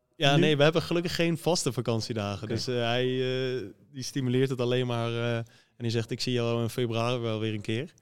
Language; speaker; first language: Dutch; native; Dutch